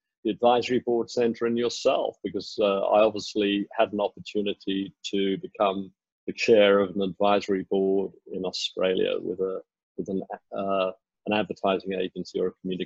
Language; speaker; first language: English; native; English